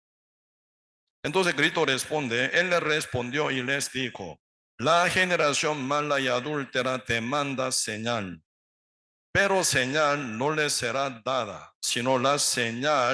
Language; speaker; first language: Spanish; non-native, learner; Korean